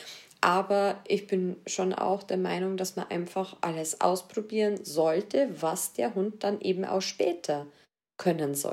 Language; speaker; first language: German; native; German